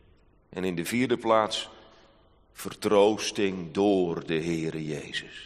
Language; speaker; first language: Dutch; native; Dutch